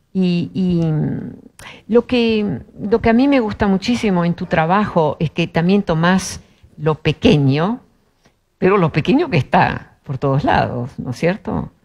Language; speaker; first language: Spanish; early bilingual, other home language; Dutch